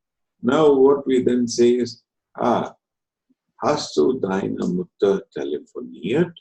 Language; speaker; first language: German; non-native, fluent; Telugu